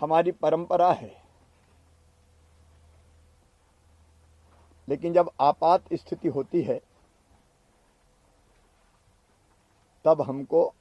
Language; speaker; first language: Hindi; native; Hindi